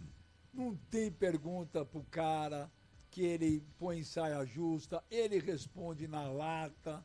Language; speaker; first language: Portuguese; native; Portuguese